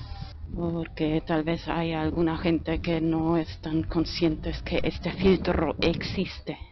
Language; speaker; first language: Spanish; non-native, fluent; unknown